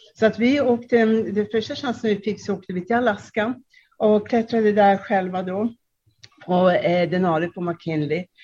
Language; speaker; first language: Swedish; non-native, fluent; Czech